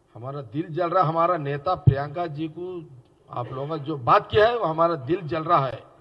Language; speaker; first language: Hindi; non-native, local second language; Telugu